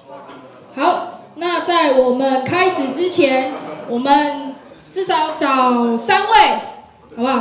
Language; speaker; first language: Chinese; native; Chinese